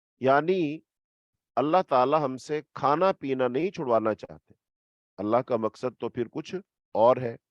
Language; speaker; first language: Urdu; native; Urdu